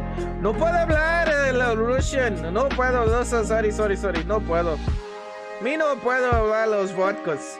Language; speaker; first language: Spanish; non-native, learner; English